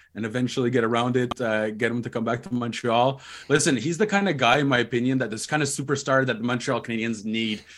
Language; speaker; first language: English; native; English